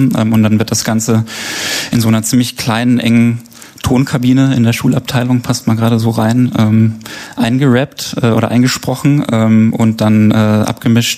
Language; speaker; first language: German; native; German